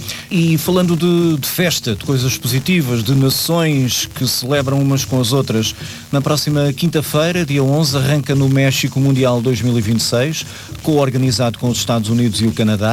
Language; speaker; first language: Portuguese; native; Portuguese